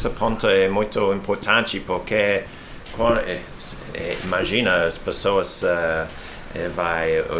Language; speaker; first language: Portuguese; non-native, learner; English